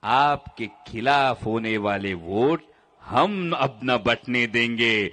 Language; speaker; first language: Hindi; non-native, local second language; Marathi